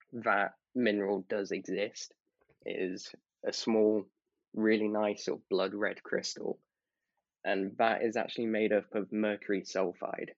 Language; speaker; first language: English; native; English